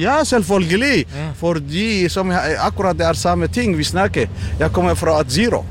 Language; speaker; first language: Swedish; non-native, learner; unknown